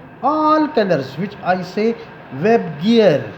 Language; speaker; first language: English; non-native, local second language; Pashto